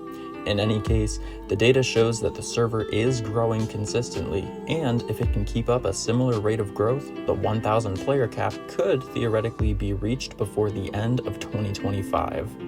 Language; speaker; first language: English; native; English